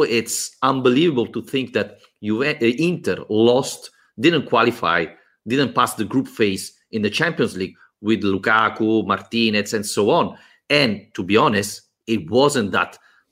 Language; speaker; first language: English; non-native, fluent; Italian